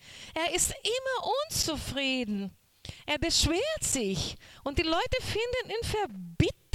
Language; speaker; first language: German; non-native, learner; Portuguese